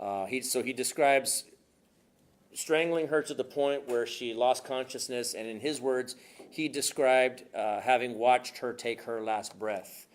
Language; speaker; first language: English; native; English